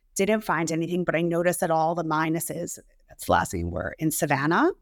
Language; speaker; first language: English; native; English